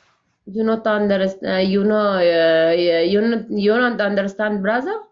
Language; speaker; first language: English; non-native, learner; Oromo